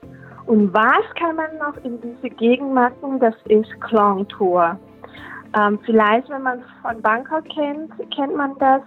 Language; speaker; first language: German; non-native, learner; Thai